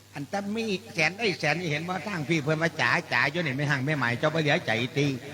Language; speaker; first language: Thai; native; Thai